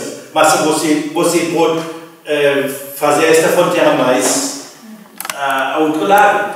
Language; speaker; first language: Portuguese; non-native, fluent; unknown